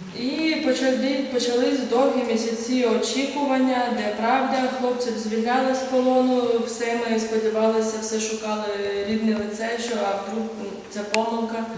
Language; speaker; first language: Ukrainian; native; Ukrainian